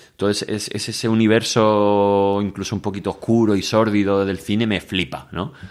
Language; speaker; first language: Spanish; native; Spanish